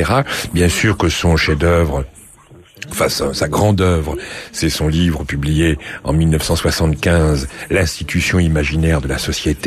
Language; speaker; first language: French; native; French